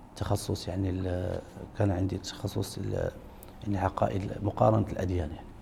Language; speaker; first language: Arabic; native; Arabic